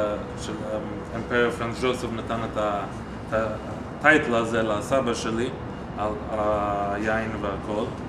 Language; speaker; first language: Hebrew; non-native, fluent; English